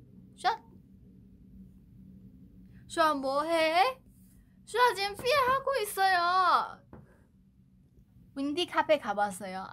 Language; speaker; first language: Korean; non-native, fluent; Chinese